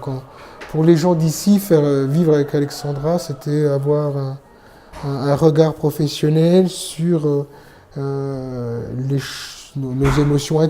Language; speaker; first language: French; native; French